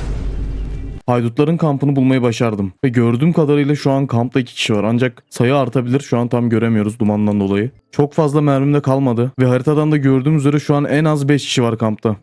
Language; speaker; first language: Turkish; native; Turkish